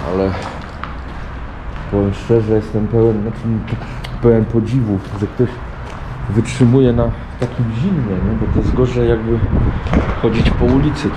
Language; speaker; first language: Polish; native; Polish